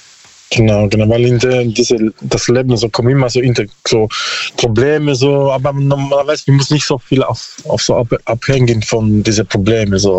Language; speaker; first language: German; non-native, learner; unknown